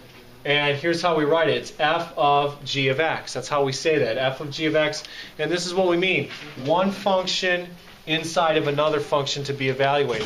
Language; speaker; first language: English; native; English